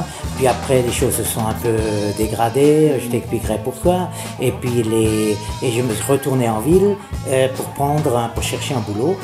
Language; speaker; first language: French; native; French